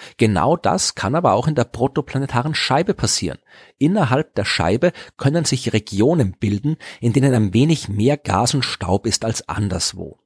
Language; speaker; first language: German; native; German